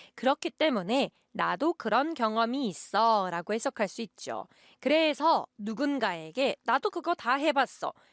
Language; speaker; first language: Korean; native; Korean